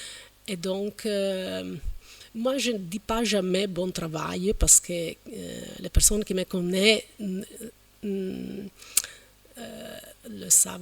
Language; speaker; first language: French; non-native, fluent; Italian